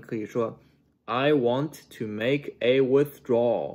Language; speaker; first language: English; non-native, fluent; Chinese